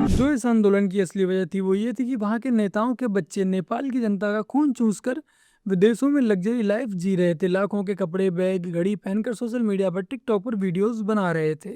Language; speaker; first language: Hindi; native; Hindi